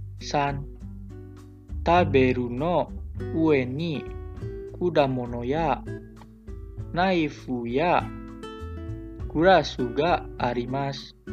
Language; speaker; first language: Japanese; non-native, learner; Indonesian